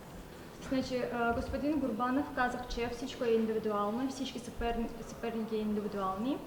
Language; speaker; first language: Bulgarian; non-native, learner; Azerbaijani